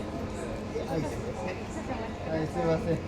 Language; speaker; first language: Japanese; native; Japanese